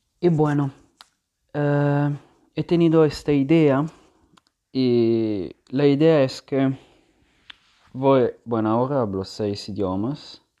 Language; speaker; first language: Spanish; non-native, fluent; Italian